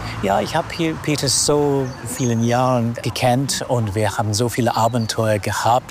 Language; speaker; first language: German; non-native, fluent; English